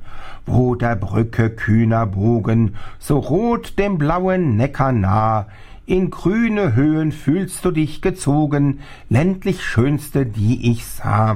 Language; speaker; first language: German; native; German